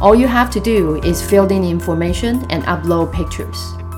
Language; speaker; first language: English; non-native, fluent; Chinese